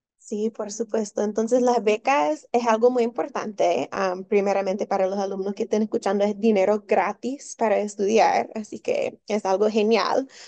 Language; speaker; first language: Spanish; early bilingual, heritage; Spanish